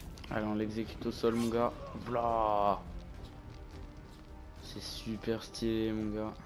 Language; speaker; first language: French; native; French